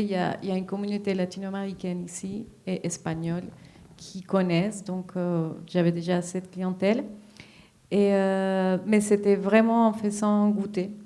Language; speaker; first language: French; non-native, fluent; Spanish